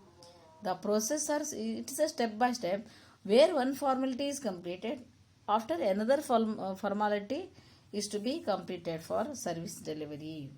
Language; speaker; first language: English; non-native, local second language; Kannada